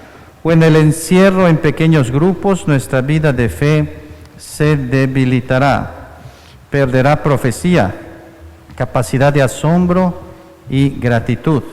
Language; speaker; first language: Spanish; native; Spanish